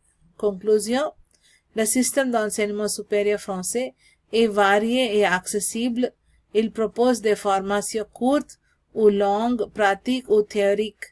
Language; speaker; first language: French; non-native, learner; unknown